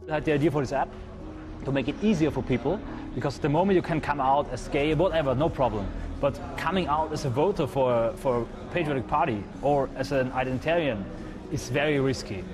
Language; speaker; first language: English; non-native, fluent; German